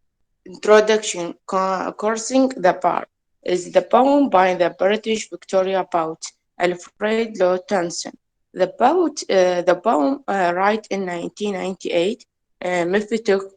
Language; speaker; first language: English; non-native, learner; Arabic